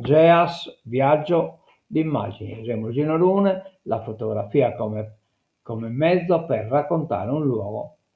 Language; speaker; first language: Italian; non-native, local second language; Sardinian